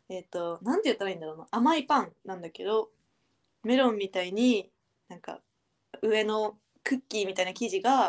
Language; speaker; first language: Japanese; native; Japanese